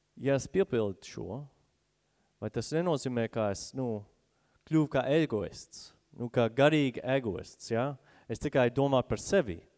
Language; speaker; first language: Latvian; non-native, fluent; English